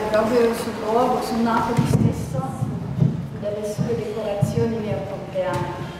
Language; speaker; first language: Italian; non-native, fluent; German